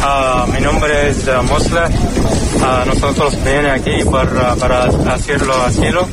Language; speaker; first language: Spanish; non-native, learner; Arabic